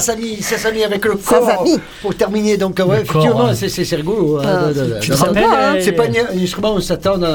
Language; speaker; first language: French; native; French